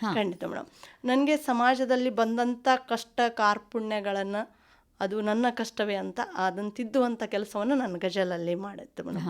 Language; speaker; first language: Kannada; non-native, local second language; Lambadi